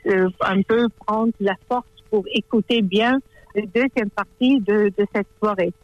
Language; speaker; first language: French; non-native, fluent; German